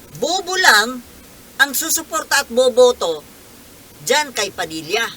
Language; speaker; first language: Filipino; non-native, local second language; Bikol